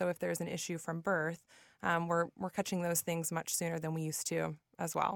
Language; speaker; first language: English; native; English